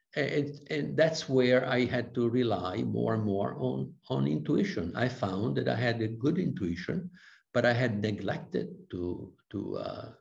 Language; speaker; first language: English; non-native, fluent; Italian